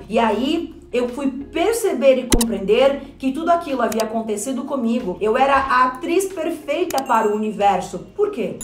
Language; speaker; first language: Portuguese; native; Portuguese